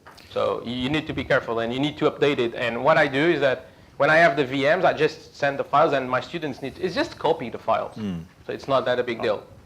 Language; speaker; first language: English; non-native, fluent; Portuguese